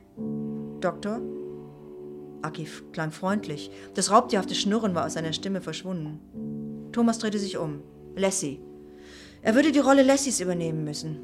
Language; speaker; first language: German; native; German